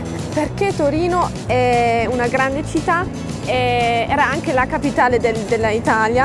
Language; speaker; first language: Italian; non-native, fluent; German